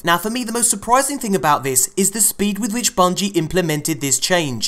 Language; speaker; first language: English; native; English